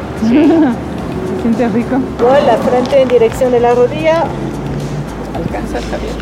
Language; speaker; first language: Spanish; non-native, fluent; French